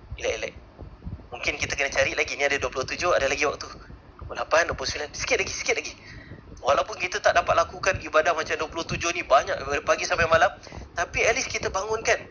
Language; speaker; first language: Malay; native; Malay